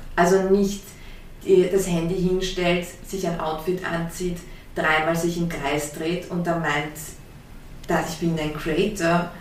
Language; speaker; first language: German; early bilingual, heritage; German